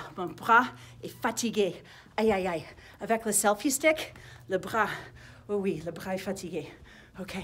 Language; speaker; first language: French; non-native, fluent; English